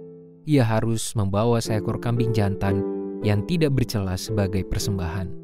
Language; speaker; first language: Indonesian; native; Indonesian